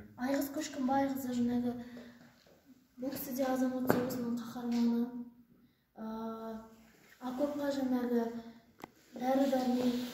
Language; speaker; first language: Kazakh; native; Kazakh